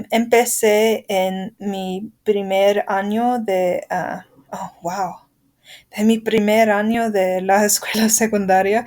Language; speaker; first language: Spanish; non-native, fluent; English